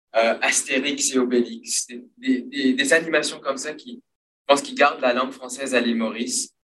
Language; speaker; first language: French; non-native, local second language; Morisyen